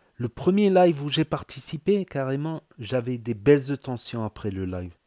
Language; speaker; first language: French; native; French